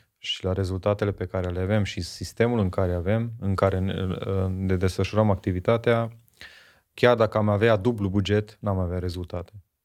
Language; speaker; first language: Romanian; non-native, local second language; Hungarian